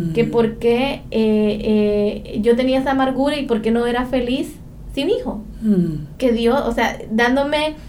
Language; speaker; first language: Spanish; native; Spanish